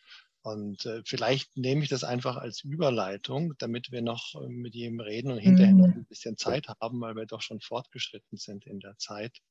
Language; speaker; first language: German; native; German